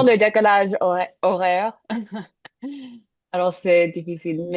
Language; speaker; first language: French; non-native, fluent; English